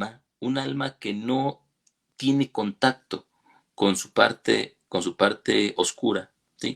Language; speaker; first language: Spanish; native; Spanish